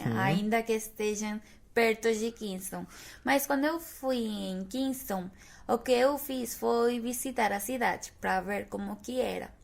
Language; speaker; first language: Portuguese; non-native, fluent; Spanish